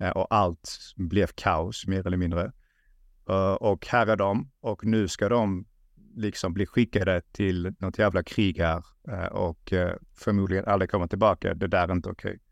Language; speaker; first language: Swedish; early bilingual, other home language; Russian